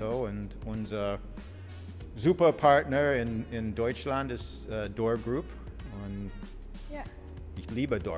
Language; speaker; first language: German; non-native, fluent; English